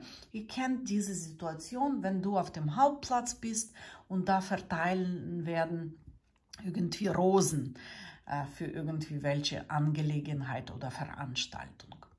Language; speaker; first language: German; non-native, learner; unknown